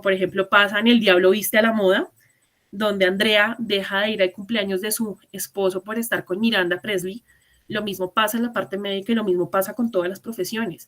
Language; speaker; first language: Spanish; native; Spanish